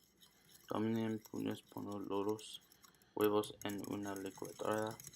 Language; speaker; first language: Spanish; non-native, learner; English